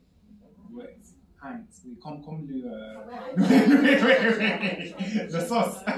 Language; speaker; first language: French; non-native, fluent; English